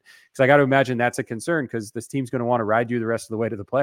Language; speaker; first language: English; native; English